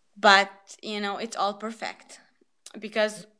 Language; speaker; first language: English; non-native, fluent; Albanian